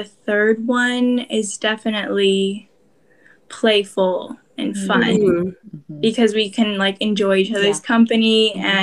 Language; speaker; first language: English; native; English